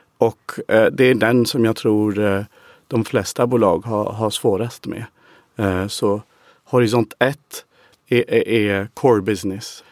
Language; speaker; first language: Swedish; non-native, fluent; English